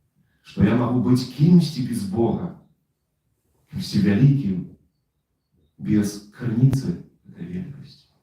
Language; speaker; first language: Polish; non-native, learner; Russian